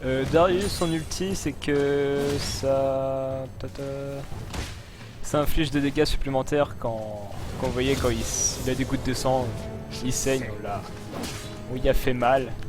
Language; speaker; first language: French; native; French